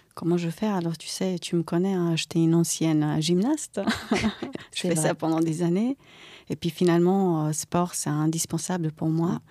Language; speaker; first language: French; non-native, fluent; Croatian